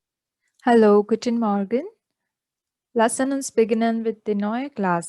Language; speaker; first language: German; non-native, learner; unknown